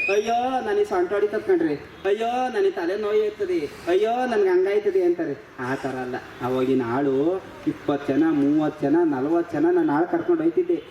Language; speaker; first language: Kannada; native; Kannada